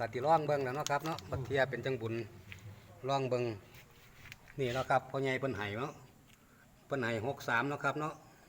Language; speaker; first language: Thai; native; Thai